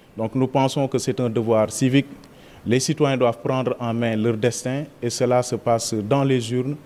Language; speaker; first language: French; non-native, local second language; Wolof